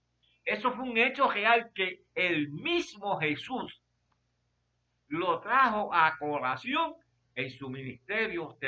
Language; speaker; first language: Spanish; native; Spanish